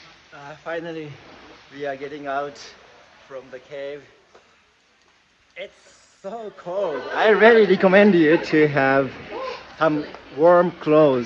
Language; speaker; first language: English; non-native, learner; Japanese